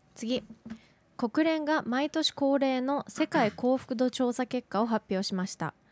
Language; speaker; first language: Japanese; native; Japanese